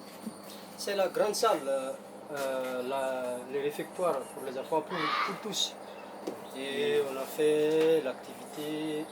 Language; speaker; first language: French; non-native, local second language; Malagasy